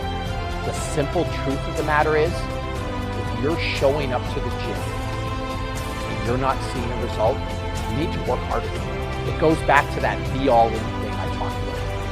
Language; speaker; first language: English; native; English